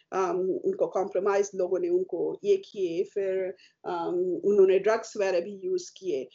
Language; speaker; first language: Hindi; native; Hindi